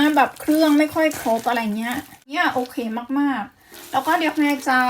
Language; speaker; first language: Thai; native; Thai